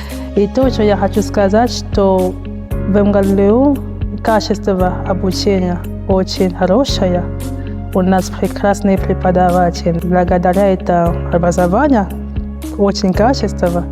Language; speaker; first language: Russian; non-native, learner; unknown